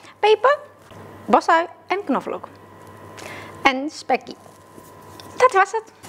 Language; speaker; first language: Dutch; non-native, fluent; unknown